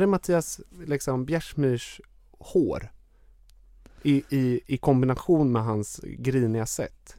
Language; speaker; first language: Swedish; native; Swedish